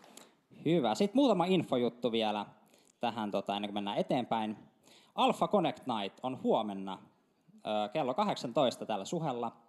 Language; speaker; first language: Finnish; native; Finnish